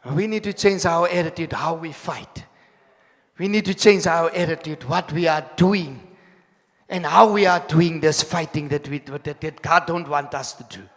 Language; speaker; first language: English; non-native, local second language; Afrikaans